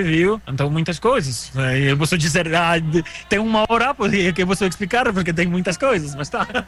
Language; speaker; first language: Portuguese; non-native, learner; French